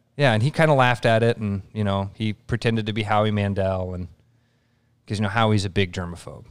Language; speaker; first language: English; native; English